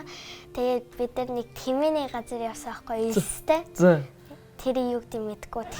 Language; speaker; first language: Mongolian; early bilingual, heritage; Mongolian